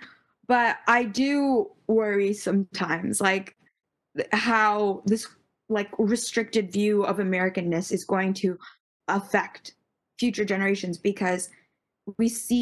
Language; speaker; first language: English; early bilingual, other home language; Tamil